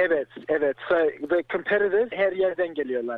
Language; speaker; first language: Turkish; early bilingual, heritage; Turkish